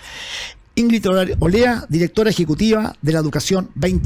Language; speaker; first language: Spanish; native; Spanish